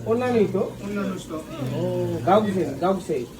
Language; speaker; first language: Japanese; non-native, learner; Nepali